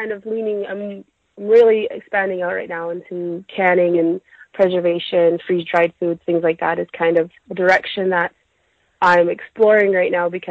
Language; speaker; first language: English; native; English